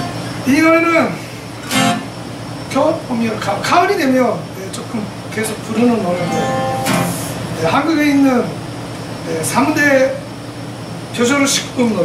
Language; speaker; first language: Korean; non-native, fluent; Japanese